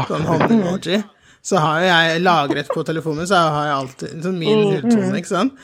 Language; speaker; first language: Norwegian; native; Norwegian